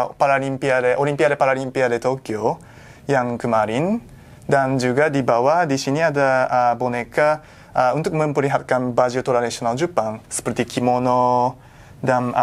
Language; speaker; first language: Indonesian; non-native, fluent; Japanese